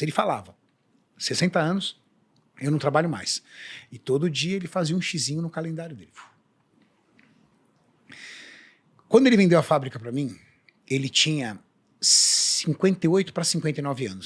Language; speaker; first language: Portuguese; native; Portuguese